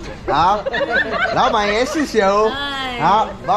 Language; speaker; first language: Chinese; non-native, learner; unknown